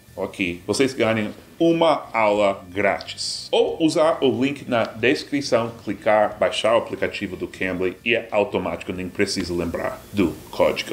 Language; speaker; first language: Portuguese; non-native, fluent; English